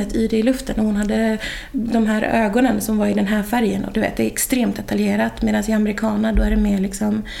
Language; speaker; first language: Swedish; native; Swedish